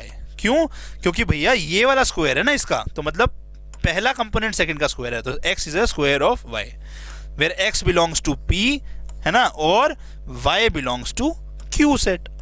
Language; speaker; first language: Hindi; native; Hindi